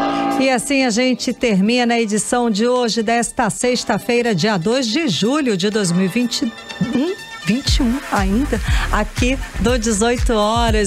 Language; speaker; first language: Portuguese; native; Portuguese